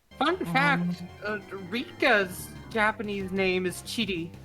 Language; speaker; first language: English; native; English